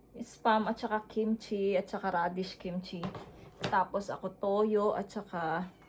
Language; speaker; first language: Filipino; non-native, local second language; Pampanga